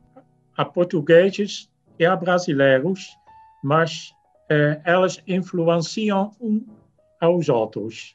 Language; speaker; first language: Portuguese; non-native, fluent; Dutch